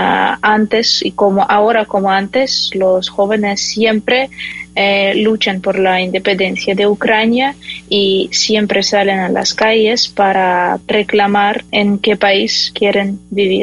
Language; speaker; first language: Spanish; non-native, fluent; Ukrainian